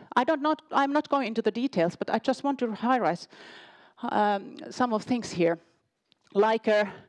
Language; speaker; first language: English; non-native, fluent; Finnish